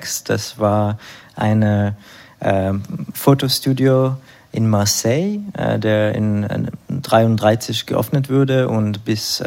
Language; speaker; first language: German; non-native, fluent; Hebrew